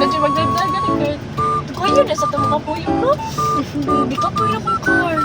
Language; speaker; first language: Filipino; non-native, local second language; Cebuano